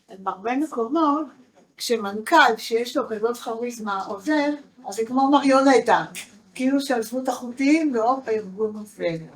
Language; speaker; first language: Hebrew; native; Hebrew